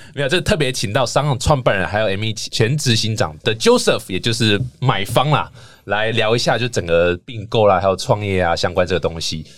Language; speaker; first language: Chinese; native; Chinese